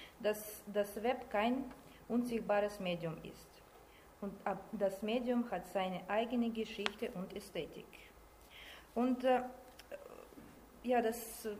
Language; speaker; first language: German; non-native, learner; Russian